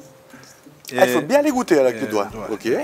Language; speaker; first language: French; native; French